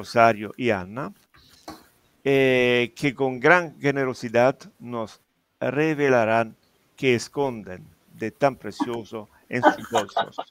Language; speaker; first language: Spanish; non-native, fluent; Italian